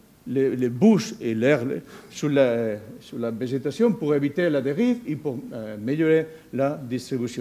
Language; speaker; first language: French; non-native, learner; Spanish